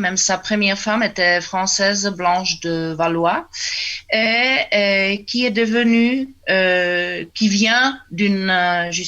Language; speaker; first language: French; non-native, fluent; Czech